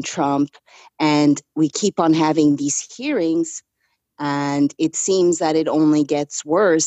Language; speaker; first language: English; native; English